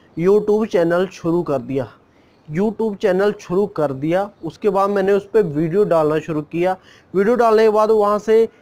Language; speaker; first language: Hindi; non-native, local second language; Punjabi